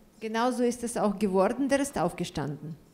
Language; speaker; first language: German; non-native, fluent; Russian